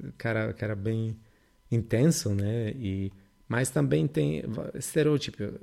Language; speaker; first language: Portuguese; non-native, fluent; Polish